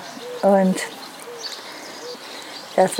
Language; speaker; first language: German; non-native, fluent; English